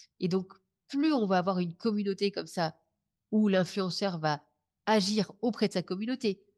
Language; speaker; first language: French; native; French